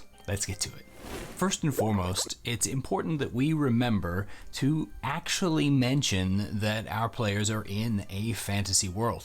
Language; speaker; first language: English; native; English